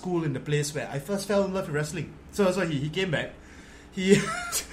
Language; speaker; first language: English; native; English